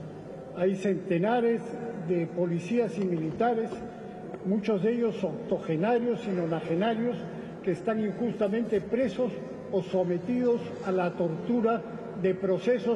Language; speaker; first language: Spanish; native; Spanish